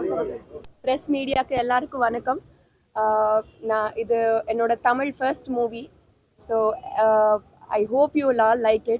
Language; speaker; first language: Tamil; non-native, learner; Telugu